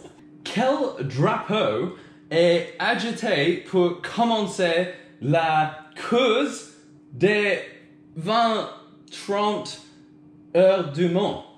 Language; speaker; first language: French; non-native, learner; English